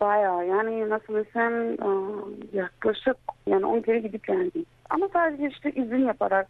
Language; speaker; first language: Turkish; early bilingual, heritage; Turkish